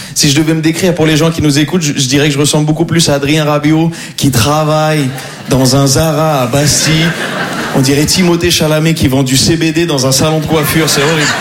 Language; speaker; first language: French; native; French